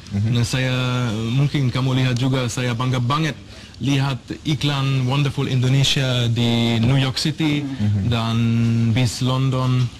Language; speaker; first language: Indonesian; non-native, learner; German